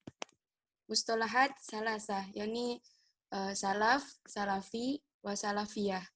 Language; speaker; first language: Arabic; non-native, learner; Indonesian